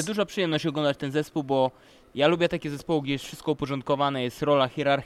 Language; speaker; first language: Polish; native; Polish